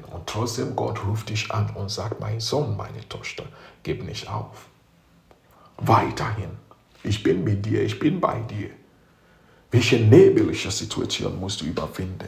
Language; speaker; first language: German; non-native, fluent; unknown